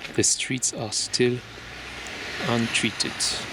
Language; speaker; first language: English; non-native, fluent; Polish